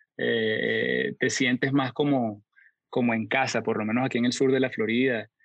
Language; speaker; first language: Spanish; native; Spanish